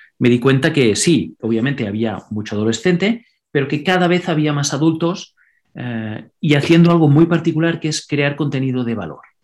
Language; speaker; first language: Spanish; non-native, local second language; Catalan